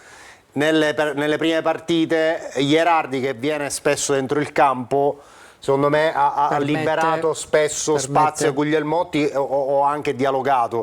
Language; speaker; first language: Italian; native; Italian